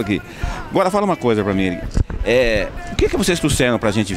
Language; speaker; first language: Portuguese; native; Portuguese